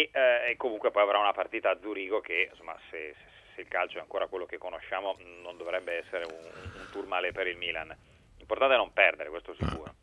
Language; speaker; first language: Italian; native; Italian